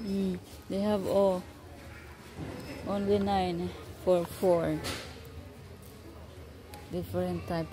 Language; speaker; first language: English; non-native, learner; Filipino